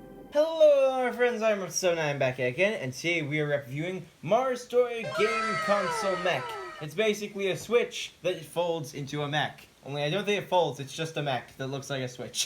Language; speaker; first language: English; native; English